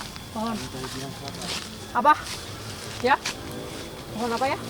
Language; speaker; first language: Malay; non-native, local second language; Sundanese